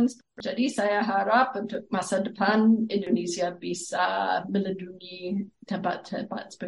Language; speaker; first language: Indonesian; non-native, fluent; English